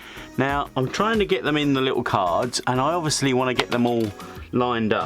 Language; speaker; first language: English; native; English